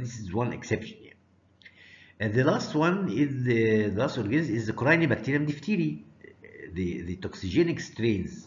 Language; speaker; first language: English; non-native, fluent; Arabic